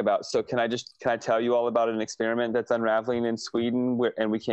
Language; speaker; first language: English; native; English